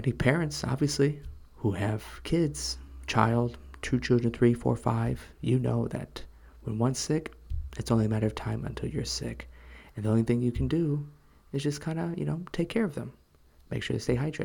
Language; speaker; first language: English; native; English